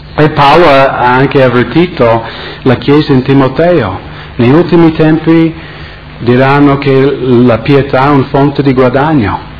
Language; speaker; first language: Italian; non-native, fluent; English